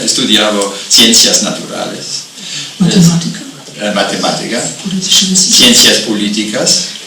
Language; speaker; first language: Spanish; non-native, fluent; German